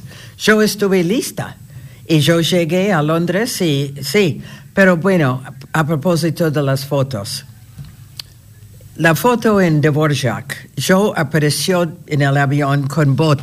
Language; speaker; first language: Spanish; non-native, fluent; English